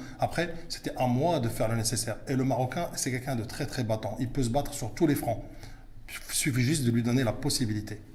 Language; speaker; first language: French; early bilingual, other home language; Arabic